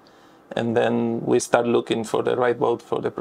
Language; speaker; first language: English; non-native, fluent; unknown